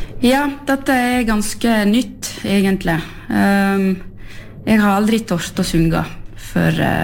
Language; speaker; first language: Norwegian; early bilingual, heritage; French